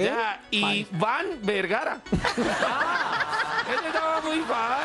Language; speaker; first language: Spanish; native; Spanish